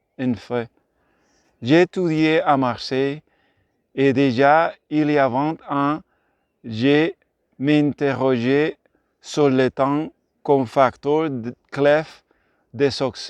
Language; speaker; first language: French; non-native, learner; Spanish